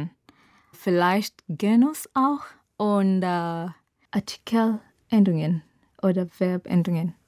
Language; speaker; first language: German; non-native, learner; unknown